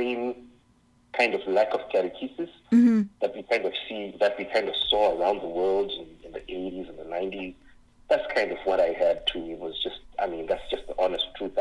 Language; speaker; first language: English; non-native, local second language; Shona